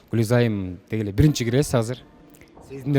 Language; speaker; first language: Kyrgyz; native; Kyrgyz